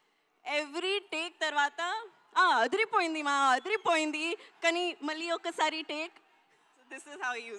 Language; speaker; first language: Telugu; non-native, learner; Hindi